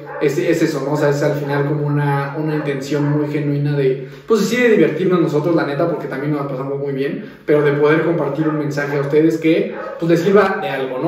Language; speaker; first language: Spanish; native; Spanish